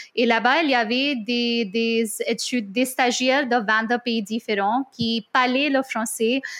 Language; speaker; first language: French; non-native, fluent; Hindi